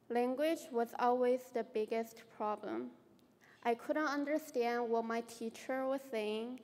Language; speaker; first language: English; non-native, fluent; Chinese